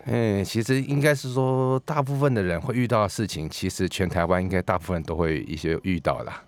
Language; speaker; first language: Chinese; native; Chinese